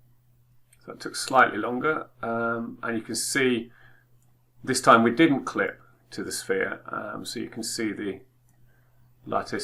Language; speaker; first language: English; native; English